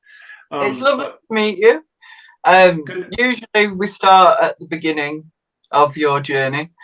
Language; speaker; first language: English; native; English